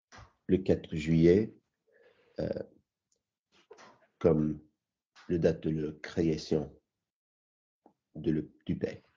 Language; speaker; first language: French; non-native, learner; English